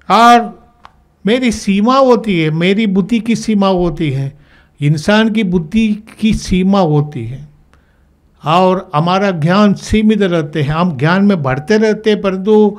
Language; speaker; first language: Hindi; native; Hindi